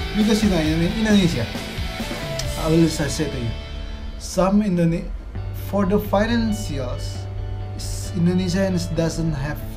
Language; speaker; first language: English; non-native, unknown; Indonesian